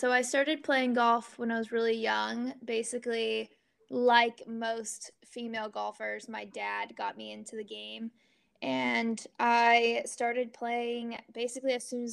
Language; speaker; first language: English; native; English